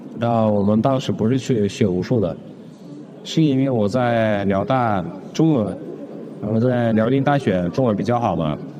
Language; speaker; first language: Chinese; non-native, fluent; Russian